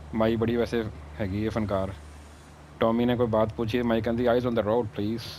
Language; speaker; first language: Urdu; native; Urdu